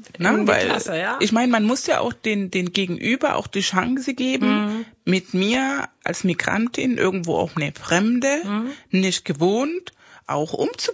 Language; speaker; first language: German; non-native, fluent; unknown